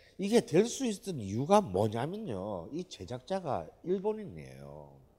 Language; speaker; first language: Korean; native; Korean